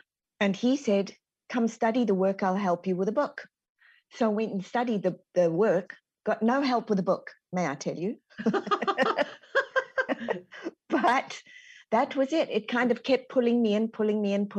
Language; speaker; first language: English; native; English